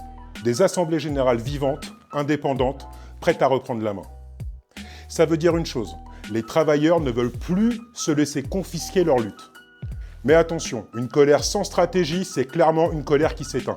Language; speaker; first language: French; native; French